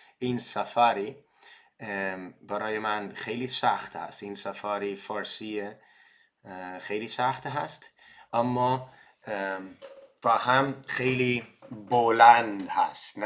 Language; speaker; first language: Persian; non-native, learner; Dutch